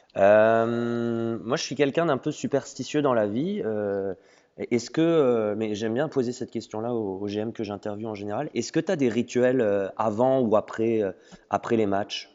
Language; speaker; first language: French; native; French